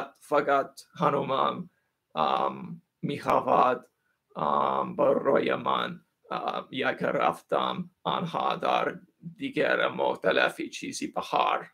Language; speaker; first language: Persian; non-native, learner; English